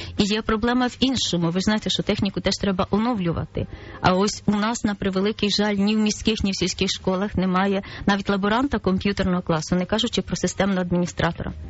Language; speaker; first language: Ukrainian; native; Ukrainian